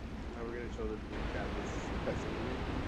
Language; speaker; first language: English; native; English